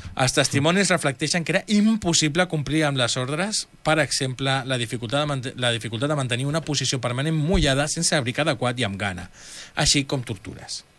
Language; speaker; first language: Catalan; native; Catalan